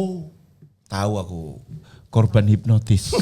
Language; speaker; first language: Indonesian; native; Indonesian